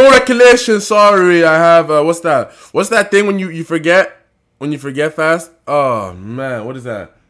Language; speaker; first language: English; native; English